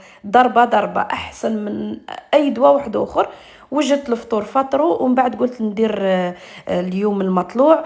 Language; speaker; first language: Arabic; native; Arabic